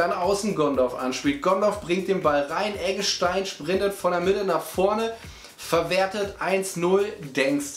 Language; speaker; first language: German; native; German